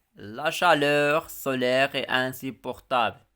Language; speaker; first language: French; non-native, local second language; Arabic